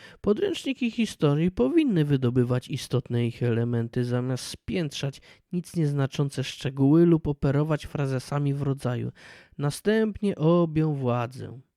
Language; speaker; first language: Polish; native; Polish